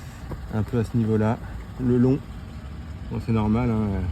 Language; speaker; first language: French; native; French